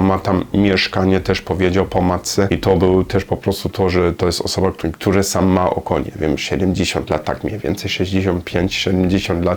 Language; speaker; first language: Polish; non-native, learner; German